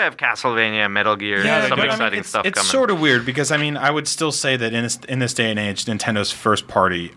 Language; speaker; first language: English; early bilingual, other home language; Italian